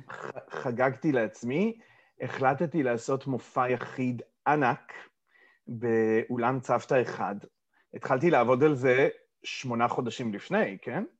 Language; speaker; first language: Hebrew; early bilingual, other home language; English